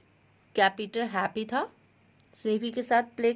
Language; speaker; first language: Hindi; native; Hindi